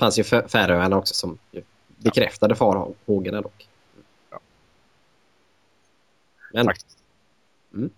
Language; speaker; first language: Swedish; native; Swedish